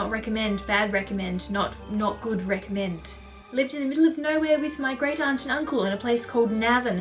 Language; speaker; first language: English; native; English